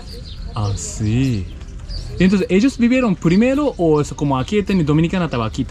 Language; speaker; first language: Spanish; non-native, learner; Japanese